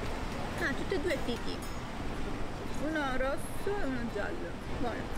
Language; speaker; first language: Italian; native; Italian